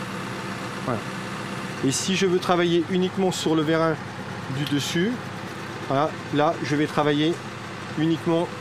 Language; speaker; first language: French; native; French